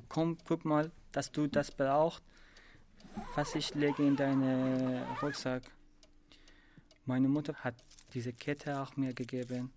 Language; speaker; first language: German; non-native, learner; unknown